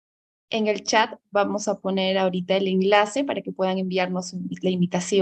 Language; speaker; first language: Spanish; native; Spanish